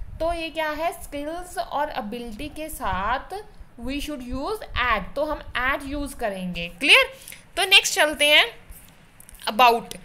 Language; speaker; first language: Hindi; non-native, local second language; Punjabi